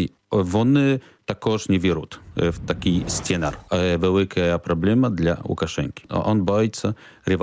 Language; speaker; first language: Ukrainian; non-native, learner; Polish